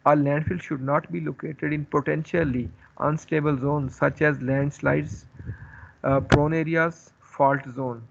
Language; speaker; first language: English; non-native, local second language; Urdu